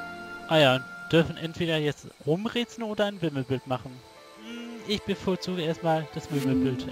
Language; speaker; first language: German; native; German